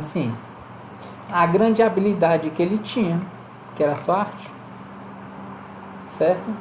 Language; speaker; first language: Portuguese; native; Portuguese